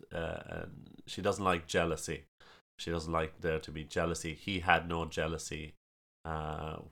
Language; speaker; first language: English; native; English